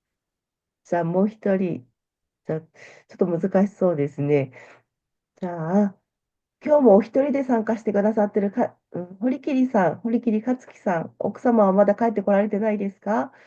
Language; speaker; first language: Japanese; non-native, fluent; Korean